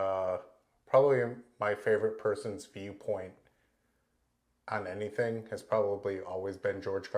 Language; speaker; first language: English; native; English